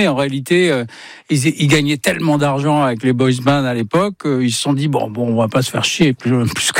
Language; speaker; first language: French; native; French